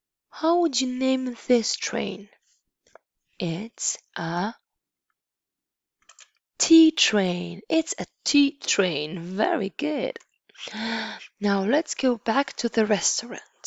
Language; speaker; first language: English; non-native, fluent; Polish